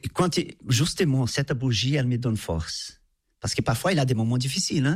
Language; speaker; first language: French; non-native, fluent; Portuguese